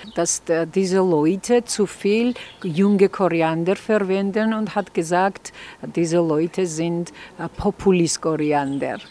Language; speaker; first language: German; non-native, fluent; Georgian